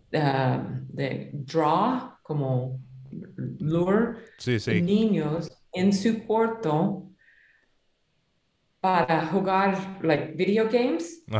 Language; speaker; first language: Spanish; non-native, learner; English